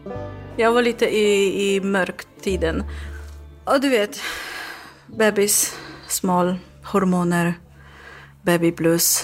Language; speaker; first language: Swedish; non-native, learner; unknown